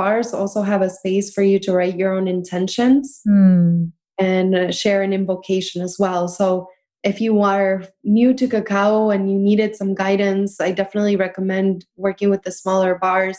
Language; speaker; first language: English; early bilingual, other home language; Spanish